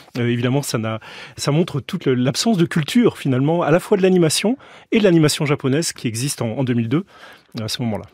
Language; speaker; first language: French; native; French